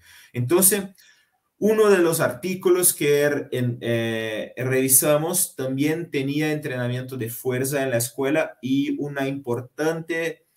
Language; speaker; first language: Spanish; non-native, fluent; Portuguese